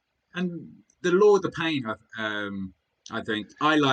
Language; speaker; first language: English; native; English